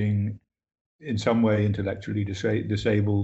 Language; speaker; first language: English; native; English